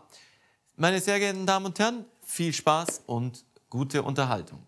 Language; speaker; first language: German; native; German